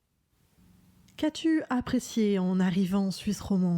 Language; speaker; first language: French; native; French